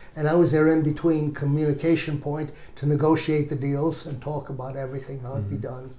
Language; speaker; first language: English; native; English